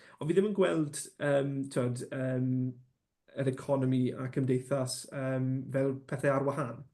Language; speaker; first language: Welsh; non-native, local second language; English